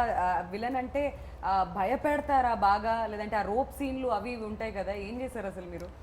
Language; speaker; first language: Telugu; native; Telugu